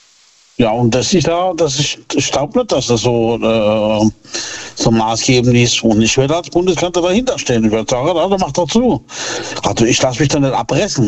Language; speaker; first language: German; native; German